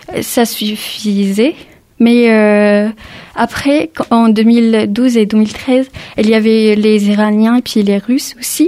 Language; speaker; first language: French; early bilingual, other home language; Arabic